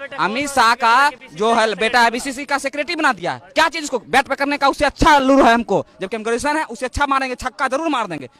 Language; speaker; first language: Hindi; native; Hindi